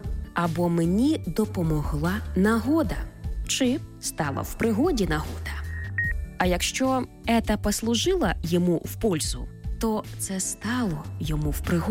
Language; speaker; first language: Ukrainian; native; Ukrainian